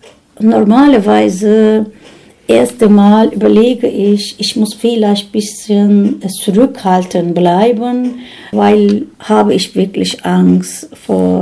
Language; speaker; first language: German; non-native, learner; Turkish